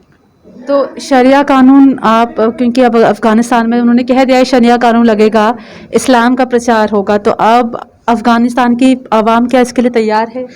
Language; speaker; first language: Hindi; native; Hindi